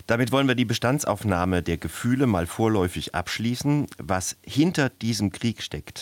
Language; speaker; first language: German; native; German